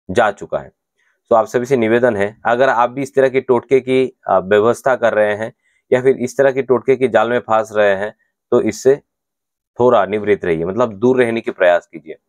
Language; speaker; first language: Hindi; non-native, local second language; Bangla